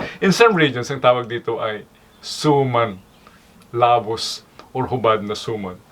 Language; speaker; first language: Filipino; non-native, local second language; Iloko